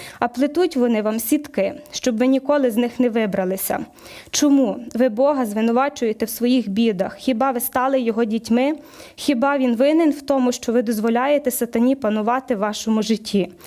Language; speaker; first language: Ukrainian; native; Ukrainian